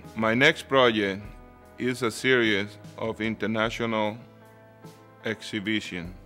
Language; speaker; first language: English; non-native, fluent; Spanish